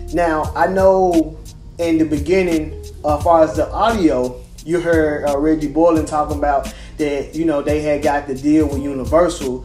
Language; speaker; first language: English; native; English